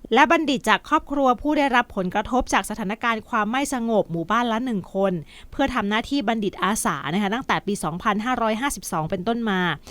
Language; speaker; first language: Thai; native; Thai